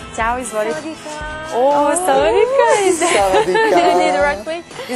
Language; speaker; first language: Serbian; native; Serbian